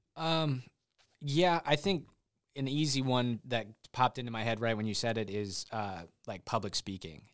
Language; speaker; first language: English; native; English